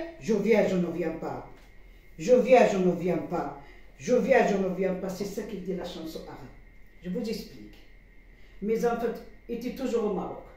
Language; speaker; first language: French; non-native, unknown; Arabic